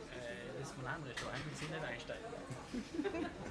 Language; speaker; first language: German; native; German